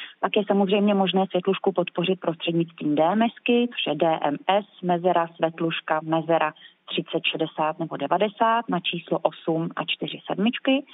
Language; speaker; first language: Czech; native; Czech